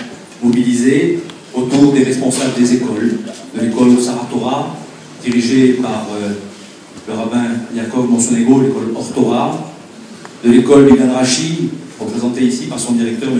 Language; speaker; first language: French; native; French